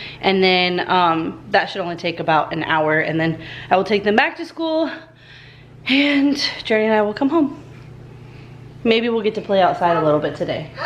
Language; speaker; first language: English; native; English